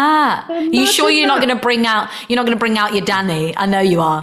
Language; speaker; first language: English; native; English